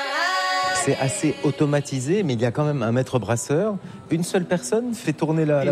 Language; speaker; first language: French; native; French